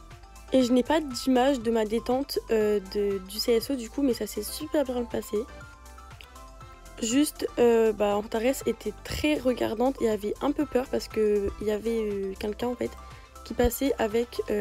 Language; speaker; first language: French; native; French